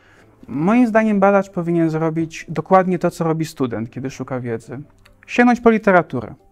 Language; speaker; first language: Polish; native; Polish